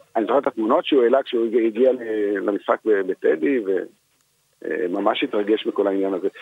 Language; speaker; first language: Hebrew; native; Hebrew